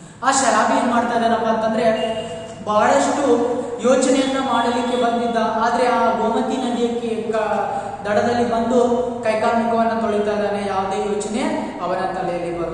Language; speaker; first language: Kannada; native; Kannada